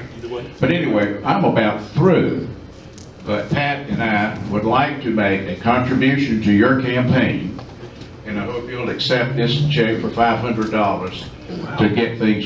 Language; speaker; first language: English; native; English